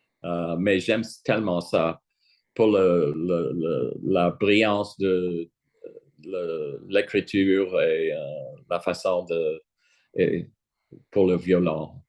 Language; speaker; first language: French; non-native, fluent; English